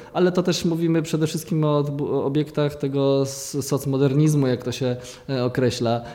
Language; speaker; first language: Polish; native; Polish